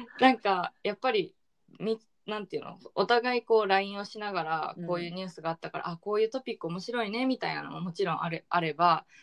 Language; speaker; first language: Japanese; early bilingual, heritage; Japanese